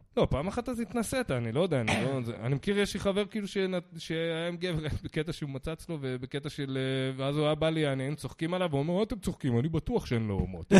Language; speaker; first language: Hebrew; native; Hebrew